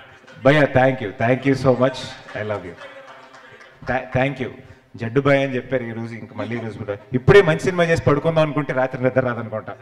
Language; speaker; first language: Telugu; native; Telugu